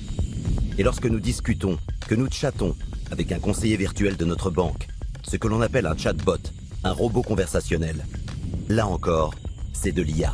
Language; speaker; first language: French; native; French